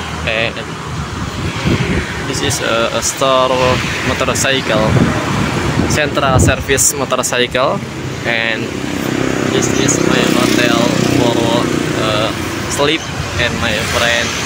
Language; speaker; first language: English; non-native, learner; Indonesian